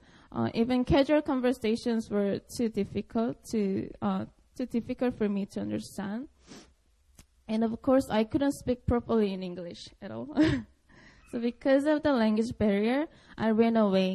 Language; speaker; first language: English; non-native, fluent; Korean